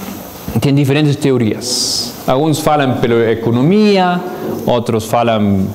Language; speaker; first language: Portuguese; non-native, fluent; Spanish